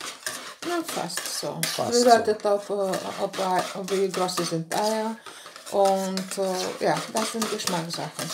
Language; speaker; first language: German; non-native, learner; Bulgarian